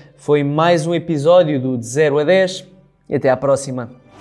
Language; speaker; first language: Portuguese; native; Portuguese